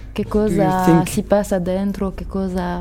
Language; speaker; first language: Italian; non-native, learner; French